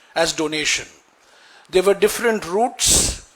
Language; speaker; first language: English; non-native, local second language; Hindi